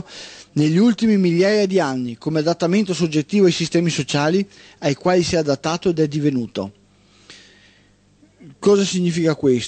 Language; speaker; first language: Italian; native; Italian